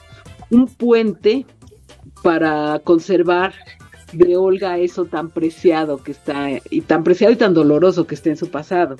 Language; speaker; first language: Spanish; native; Spanish